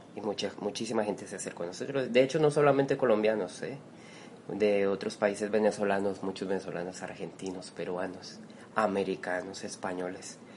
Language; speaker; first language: Spanish; native; Spanish